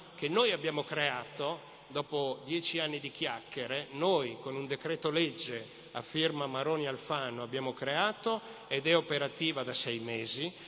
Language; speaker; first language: Italian; native; Italian